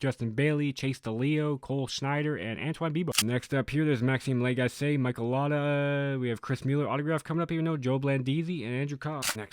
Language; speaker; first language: English; native; English